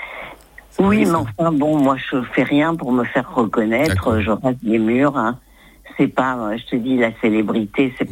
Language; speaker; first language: French; native; French